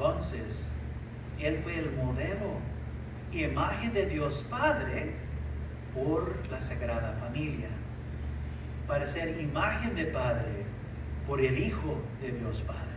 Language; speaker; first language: Spanish; early bilingual, heritage; English